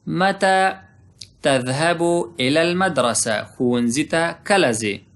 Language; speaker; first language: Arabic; non-native, fluent; Pashto